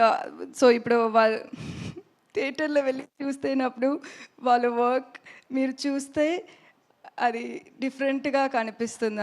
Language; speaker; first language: Telugu; non-native, learner; Tamil